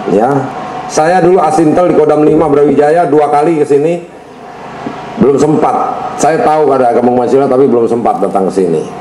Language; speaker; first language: Indonesian; native; Indonesian